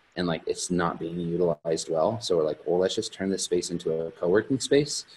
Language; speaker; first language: English; native; English